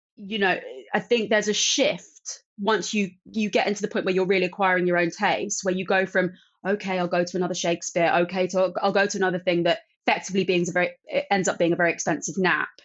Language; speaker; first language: English; native; English